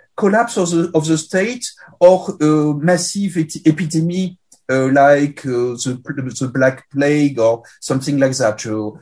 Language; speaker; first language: English; non-native, fluent; French